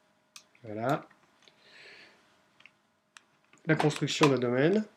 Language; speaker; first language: French; native; French